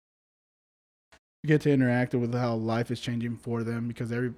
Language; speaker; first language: English; native; English